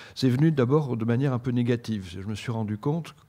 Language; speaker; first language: French; native; French